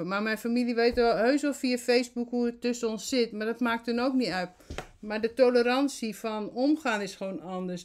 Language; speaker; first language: Dutch; native; Dutch